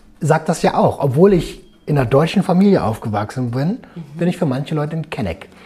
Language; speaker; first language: German; native; German